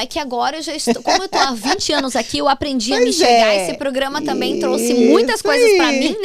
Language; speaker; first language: Portuguese; native; Portuguese